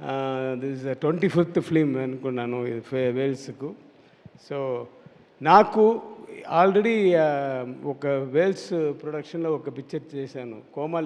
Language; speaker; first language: Telugu; non-native, learner; Tamil